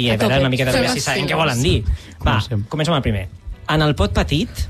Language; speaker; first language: Catalan; native; Catalan